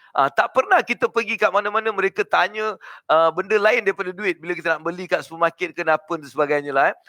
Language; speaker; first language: Malay; native; Malay